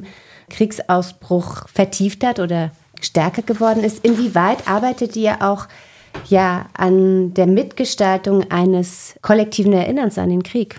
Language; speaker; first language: German; native; German